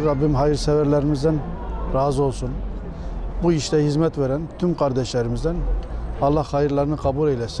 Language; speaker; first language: Turkish; native; Turkish